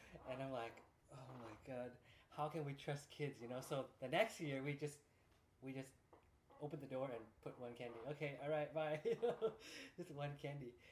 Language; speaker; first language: English; native; English